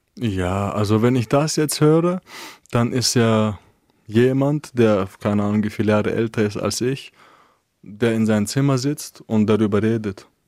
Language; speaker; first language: German; non-native, fluent; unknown